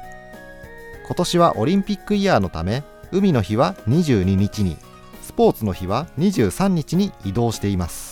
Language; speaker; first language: Japanese; native; Japanese